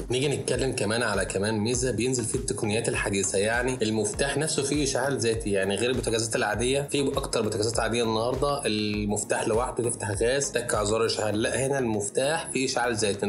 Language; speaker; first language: Arabic; native; Arabic